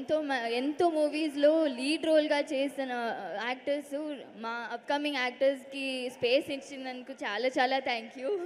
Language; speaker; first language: Telugu; non-native, learner; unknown